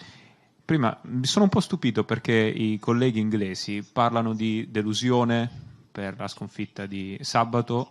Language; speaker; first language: Italian; native; Italian